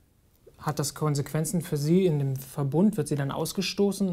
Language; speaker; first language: German; native; German